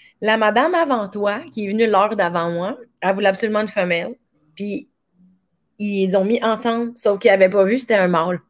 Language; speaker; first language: French; native; French